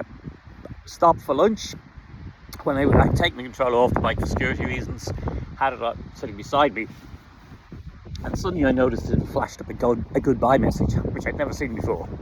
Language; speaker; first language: English; native; English